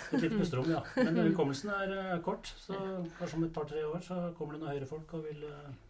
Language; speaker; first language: Norwegian; native; Norwegian